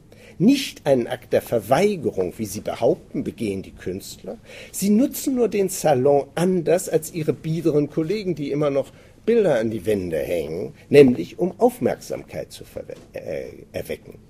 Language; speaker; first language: German; native; German